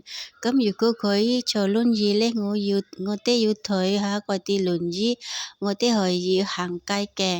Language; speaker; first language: Cantonese; non-native, learner; Indonesian